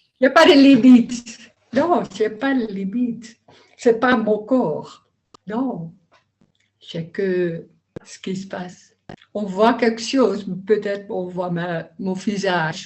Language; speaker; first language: French; non-native, learner; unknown